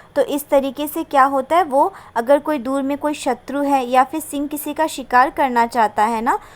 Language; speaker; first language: Hindi; non-native, local second language; Bangla